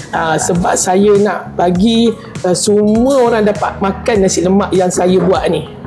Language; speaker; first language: Malay; native; Malay